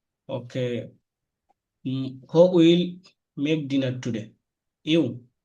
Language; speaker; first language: English; non-native, learner; Bangla